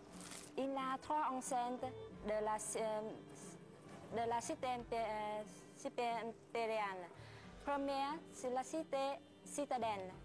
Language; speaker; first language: French; non-native, fluent; Vietnamese